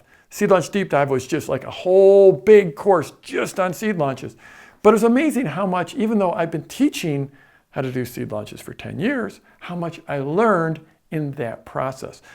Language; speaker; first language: English; native; English